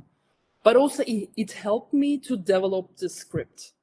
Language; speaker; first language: English; non-native, fluent; Turkish